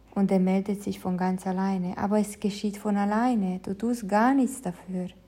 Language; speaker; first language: German; non-native, fluent; Romanian